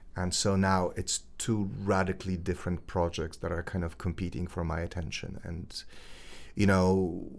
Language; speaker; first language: English; non-native, fluent; Polish